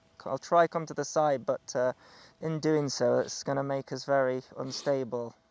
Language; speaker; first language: English; native; English